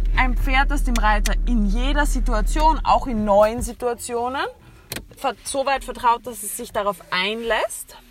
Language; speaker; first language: German; native; German